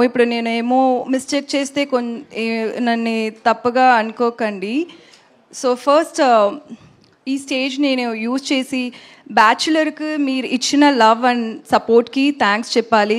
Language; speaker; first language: Telugu; non-native, learner; Tamil